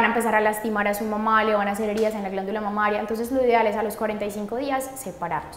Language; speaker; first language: Spanish; native; Spanish